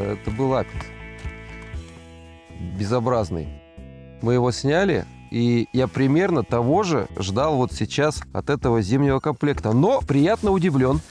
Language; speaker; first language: Russian; native; Russian